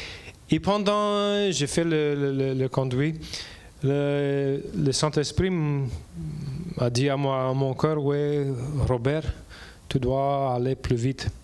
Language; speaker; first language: French; non-native, learner; English